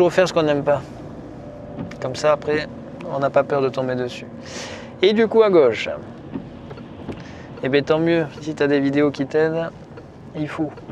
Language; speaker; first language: French; native; French